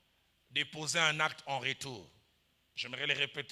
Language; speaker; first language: French; non-native, local second language; Lingala